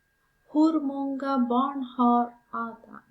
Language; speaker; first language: Swedish; non-native, fluent; Persian